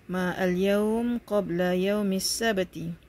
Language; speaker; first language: Arabic; non-native, learner; Malay